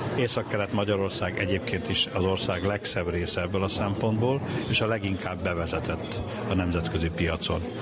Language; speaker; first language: Hungarian; native; Hungarian